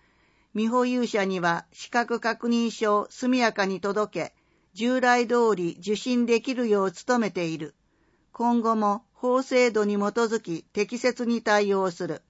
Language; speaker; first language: Japanese; native; Japanese